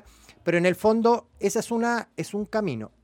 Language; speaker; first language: Spanish; native; Spanish